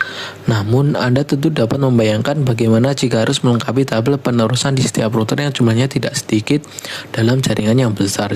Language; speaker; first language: Indonesian; native; Indonesian